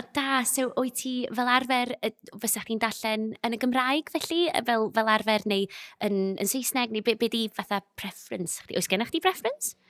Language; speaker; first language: Welsh; non-native, local second language; English